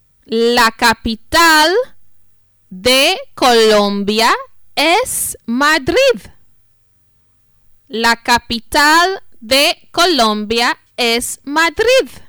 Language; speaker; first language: Spanish; non-native, fluent; English